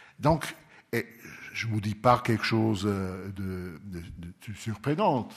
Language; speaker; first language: French; non-native, local second language; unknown